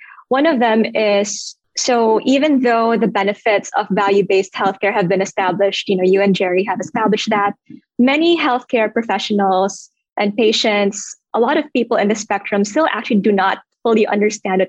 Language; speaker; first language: English; non-native, local second language; Filipino